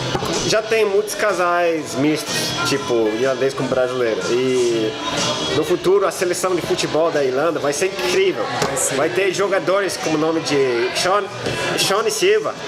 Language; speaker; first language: Portuguese; non-native, fluent; English